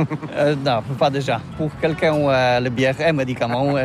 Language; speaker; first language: French; non-native, learner; Polish